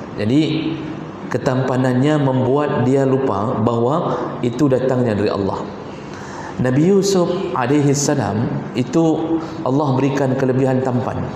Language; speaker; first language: Malay; non-native, local second language; Achinese